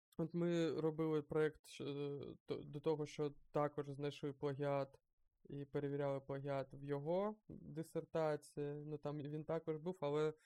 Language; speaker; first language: Ukrainian; non-native, local second language; Russian